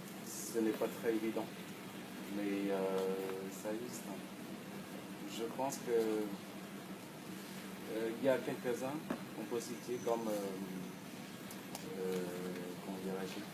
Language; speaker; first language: French; non-native, fluent; Vietnamese